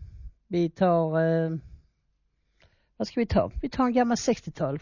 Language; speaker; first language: Swedish; native; Swedish